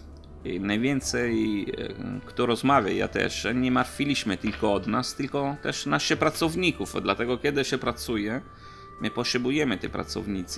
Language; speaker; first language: Polish; non-native, learner; Italian